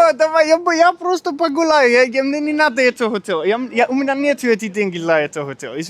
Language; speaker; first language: Russian; non-native, learner; English